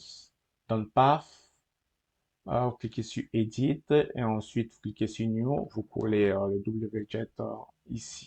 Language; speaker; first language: French; native; French